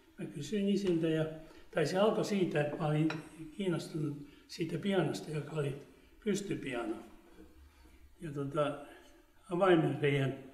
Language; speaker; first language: Finnish; non-native, local second language; Swedish